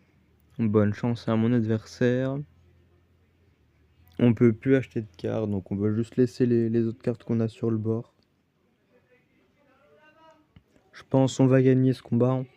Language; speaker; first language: French; native; French